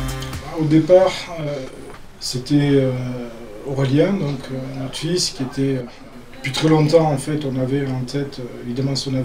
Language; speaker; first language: French; native; French